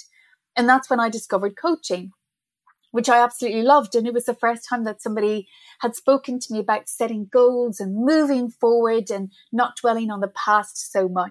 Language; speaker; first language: English; native; English